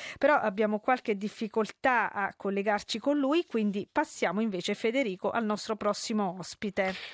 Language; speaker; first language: Italian; native; Italian